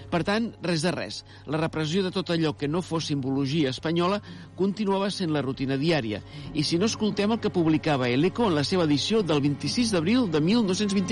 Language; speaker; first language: Catalan; native; Catalan